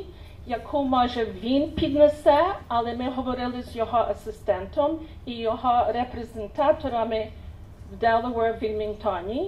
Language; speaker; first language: Ukrainian; early bilingual, heritage; Ukrainian